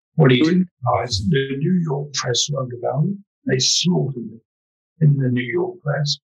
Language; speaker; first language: English; native; English